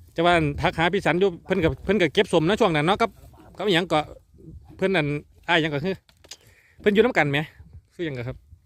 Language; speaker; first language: Thai; native; Thai